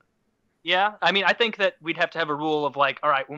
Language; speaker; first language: English; native; English